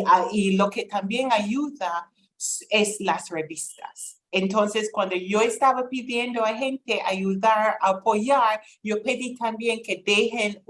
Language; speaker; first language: Spanish; non-native, fluent; English